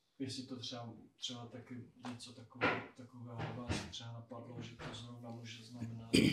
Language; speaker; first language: Czech; native; Czech